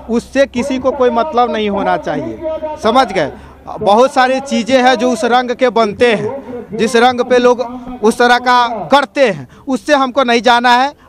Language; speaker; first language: Hindi; native; Hindi